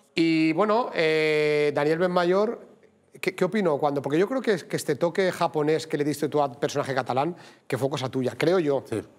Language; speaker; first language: Spanish; native; Spanish